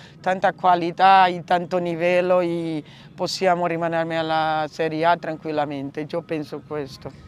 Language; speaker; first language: Italian; non-native, learner; Portuguese